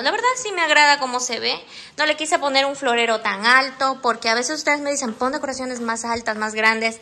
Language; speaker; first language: Spanish; native; Spanish